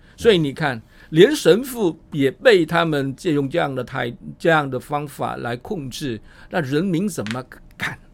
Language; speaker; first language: Chinese; non-native, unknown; Vietnamese